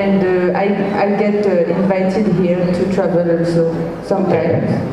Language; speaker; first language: English; non-native, fluent; French